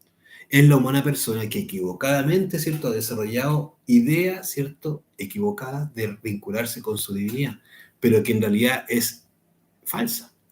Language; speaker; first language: Spanish; native; Spanish